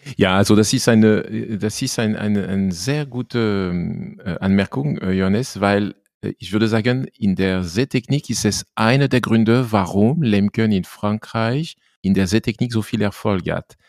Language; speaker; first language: German; non-native, fluent; French